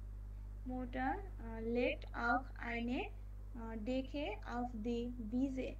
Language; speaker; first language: German; non-native, learner; Bangla